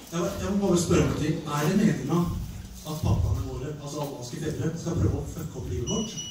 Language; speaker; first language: Norwegian; early bilingual, other home language; Albanian